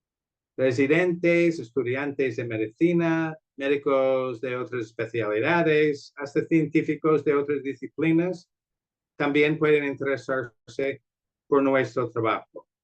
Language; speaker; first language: Spanish; non-native, fluent; English